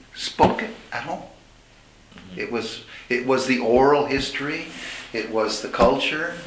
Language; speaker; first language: English; native; English